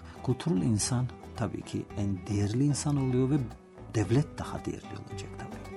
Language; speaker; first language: Turkish; non-native, learner; Georgian